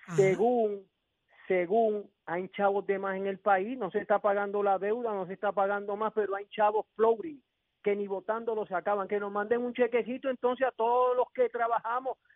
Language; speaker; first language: Spanish; native; Spanish